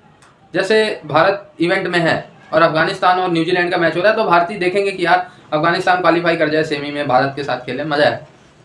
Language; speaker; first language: Hindi; native; Hindi